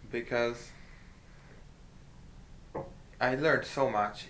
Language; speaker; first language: English; non-native, fluent; Hungarian